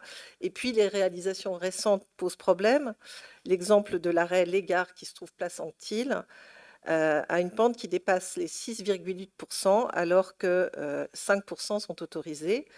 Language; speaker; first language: French; native; French